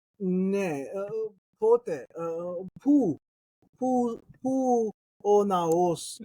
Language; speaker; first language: Greek; non-native, learner; English